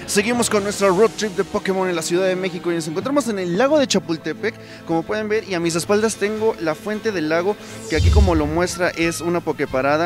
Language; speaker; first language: Spanish; native; Spanish